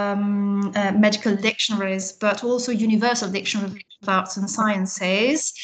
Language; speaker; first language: English; non-native, fluent; Italian